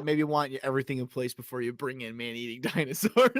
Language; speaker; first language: English; native; English